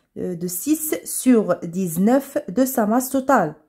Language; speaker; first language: French; non-native, local second language; Arabic